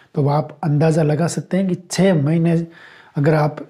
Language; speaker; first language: Hindi; native; Hindi